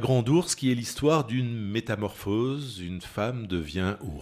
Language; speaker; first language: French; native; French